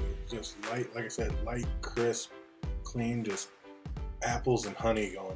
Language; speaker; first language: English; native; English